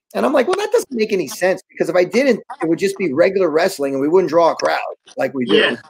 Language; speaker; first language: English; native; English